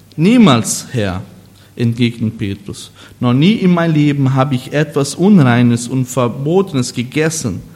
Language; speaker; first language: German; non-native, learner; Portuguese